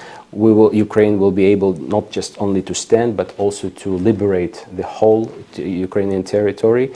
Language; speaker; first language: English; non-native, fluent; Ukrainian